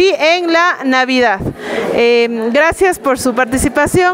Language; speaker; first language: Spanish; native; Spanish